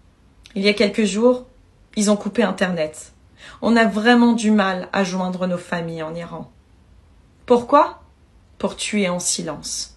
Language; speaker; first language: French; early bilingual, other home language; Persian